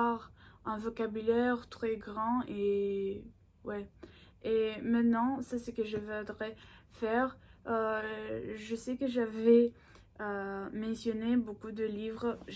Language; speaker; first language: French; non-native, learner; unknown